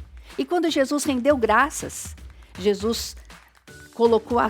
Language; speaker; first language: Portuguese; native; Portuguese